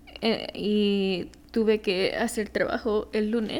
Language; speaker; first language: Spanish; early bilingual, heritage; Spanish